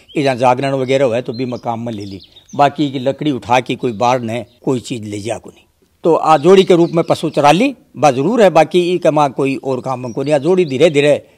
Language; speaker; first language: Hindi; native; Hindi